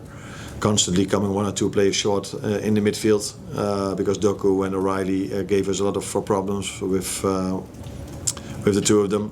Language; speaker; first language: English; non-native, fluent; Dutch